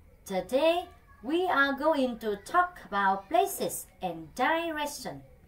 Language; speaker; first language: English; non-native, fluent; Vietnamese